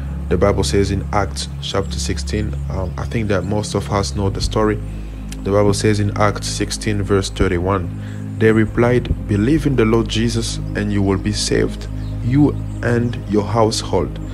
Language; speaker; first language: English; non-native, fluent; French